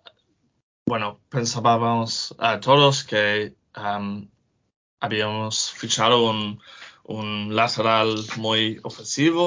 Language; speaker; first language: Spanish; non-native, learner; English